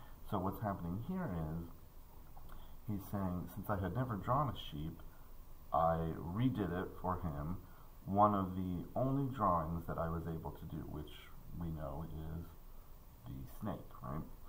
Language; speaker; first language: English; native; English